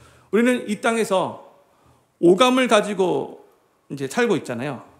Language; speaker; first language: Korean; native; Korean